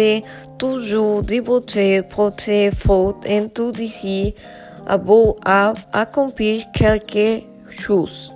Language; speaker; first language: French; non-native, learner; Spanish